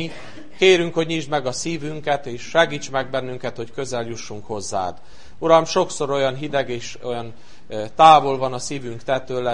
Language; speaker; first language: Hungarian; native; Hungarian